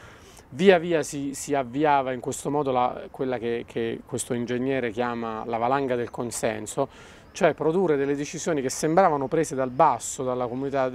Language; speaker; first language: Italian; native; Italian